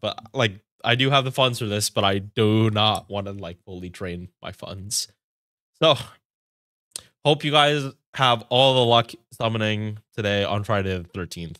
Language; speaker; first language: English; native; English